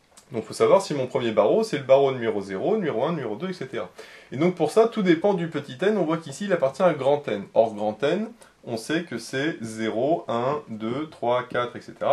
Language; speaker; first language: French; native; French